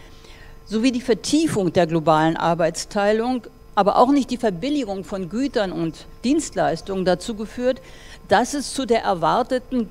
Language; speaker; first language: German; native; German